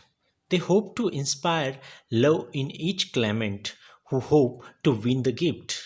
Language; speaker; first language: English; non-native, local second language; Marathi